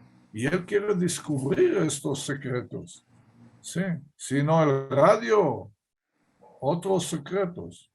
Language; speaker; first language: Spanish; non-native, fluent; Hebrew